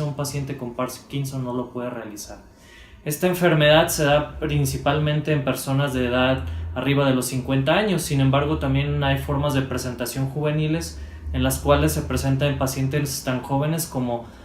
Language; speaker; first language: Spanish; native; Spanish